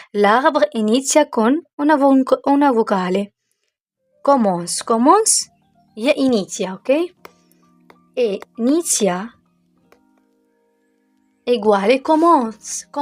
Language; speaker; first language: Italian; non-native, learner; Arabic